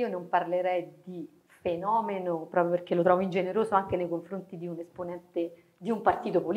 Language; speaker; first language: Italian; native; Italian